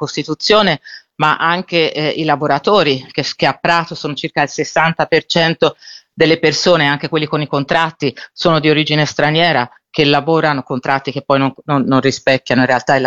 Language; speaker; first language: Italian; native; Italian